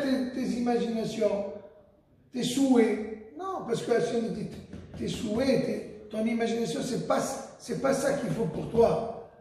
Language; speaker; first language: French; native; French